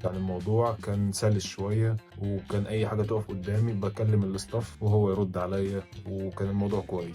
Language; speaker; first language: Arabic; native; Arabic